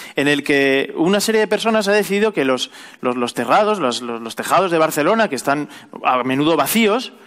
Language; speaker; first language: Spanish; native; Spanish